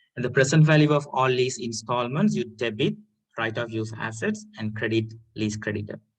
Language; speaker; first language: English; non-native, local second language; Sinhala